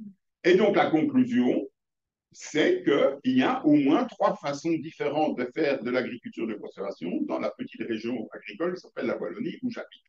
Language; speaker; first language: French; native; French